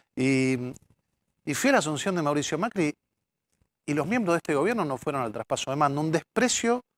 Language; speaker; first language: Spanish; native; Spanish